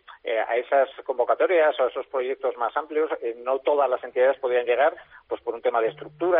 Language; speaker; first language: Spanish; native; Spanish